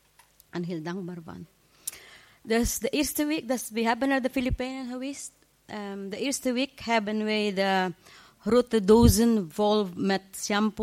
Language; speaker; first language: Dutch; non-native, fluent; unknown